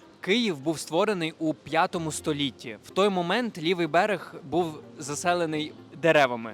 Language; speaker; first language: Ukrainian; native; Ukrainian